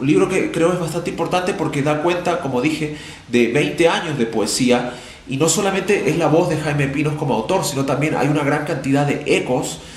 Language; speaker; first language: Spanish; native; Spanish